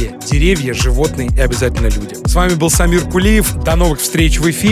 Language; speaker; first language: Russian; native; Russian